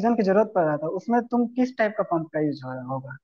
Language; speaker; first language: Hindi; native; Hindi